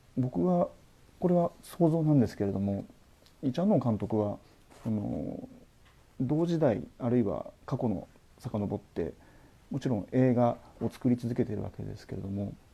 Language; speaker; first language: Japanese; native; Japanese